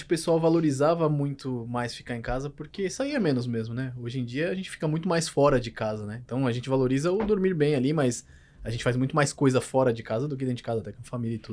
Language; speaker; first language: Portuguese; native; Portuguese